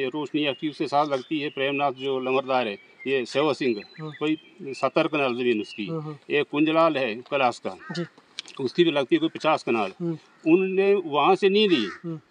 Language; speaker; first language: Hindi; native; Hindi